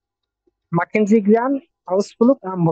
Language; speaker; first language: German; non-native, learner; Bangla